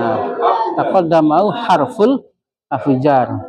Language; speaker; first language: Arabic; non-native, fluent; Indonesian